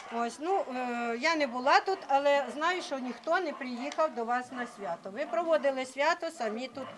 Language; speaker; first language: Ukrainian; native; Ukrainian